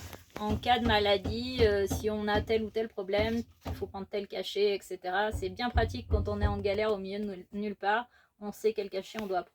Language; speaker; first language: French; native; French